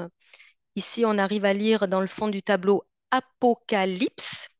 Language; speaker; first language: French; native; French